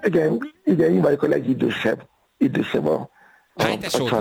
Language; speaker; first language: Hungarian; non-native, fluent; Yoruba